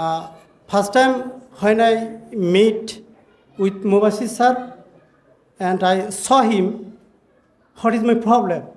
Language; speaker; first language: English; non-native, learner; Bangla